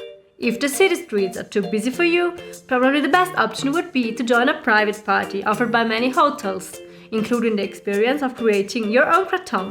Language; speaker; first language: English; non-native, fluent; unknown